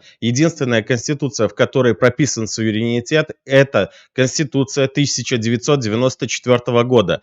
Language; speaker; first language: Russian; native; Russian